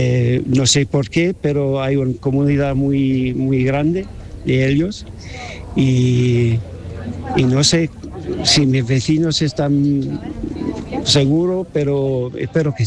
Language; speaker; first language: Spanish; non-native, fluent; English